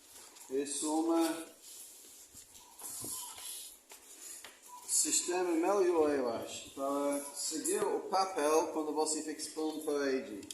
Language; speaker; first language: Portuguese; non-native, learner; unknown